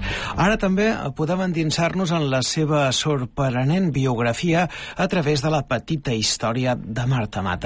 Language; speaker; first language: Catalan; native; Catalan